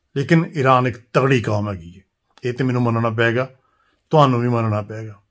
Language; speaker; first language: Urdu; non-native, local second language; Punjabi